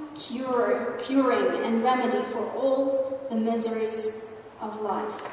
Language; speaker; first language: English; non-native, fluent; Russian